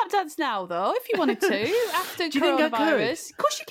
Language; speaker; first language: English; native; English